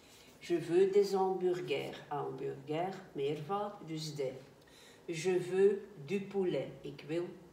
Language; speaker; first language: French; non-native, fluent; Dutch